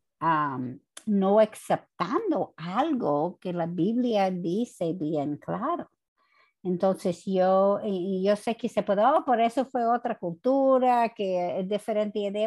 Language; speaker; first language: Spanish; non-native, fluent; English